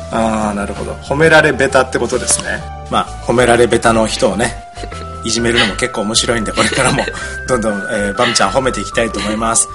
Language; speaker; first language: Japanese; native; Japanese